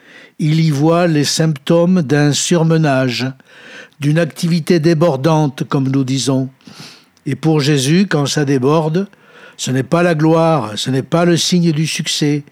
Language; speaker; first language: French; native; French